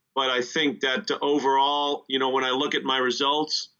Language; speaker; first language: English; native; English